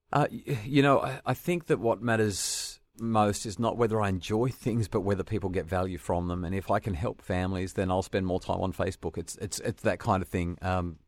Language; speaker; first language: English; native; English